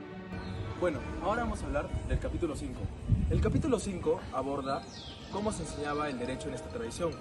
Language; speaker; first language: Spanish; native; Spanish